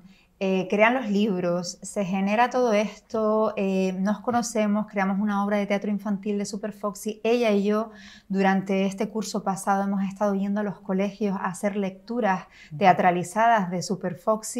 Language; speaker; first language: Spanish; native; Spanish